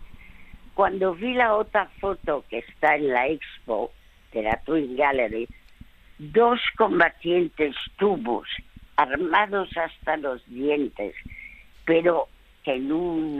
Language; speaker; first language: Spanish; early bilingual, other home language; French